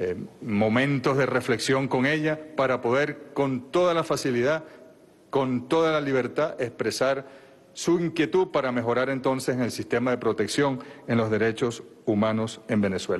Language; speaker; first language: Spanish; native; Spanish